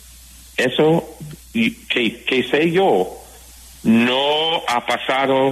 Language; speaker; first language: Spanish; non-native, fluent; English